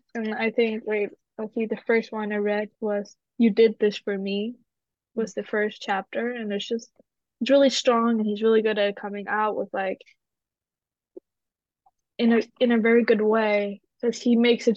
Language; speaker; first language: English; non-native, fluent; Danish